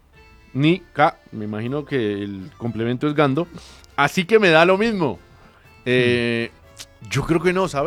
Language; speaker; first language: Spanish; native; Spanish